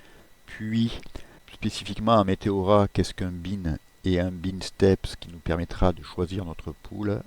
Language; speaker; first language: French; native; French